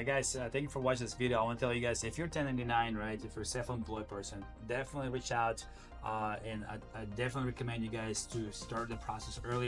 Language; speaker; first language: English; non-native, fluent; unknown